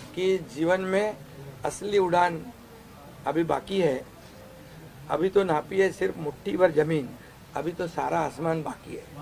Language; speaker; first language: Hindi; non-native, local second language; Marathi